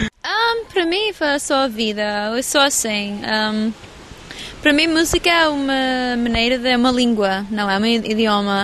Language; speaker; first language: Portuguese; early bilingual, heritage; English